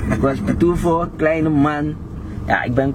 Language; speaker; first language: Dutch; non-native, local second language; Papiamento